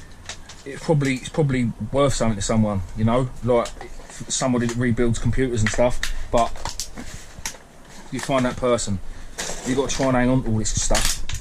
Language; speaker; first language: English; native; English